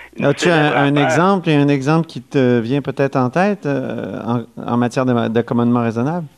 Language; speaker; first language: French; native; French